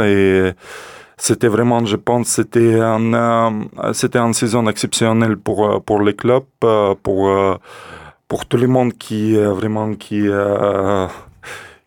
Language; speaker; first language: French; non-native, learner; Russian